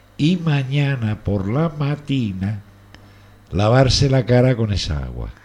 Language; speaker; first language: Spanish; native; Spanish